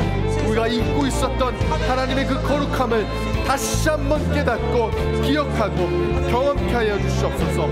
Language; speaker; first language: Korean; native; Korean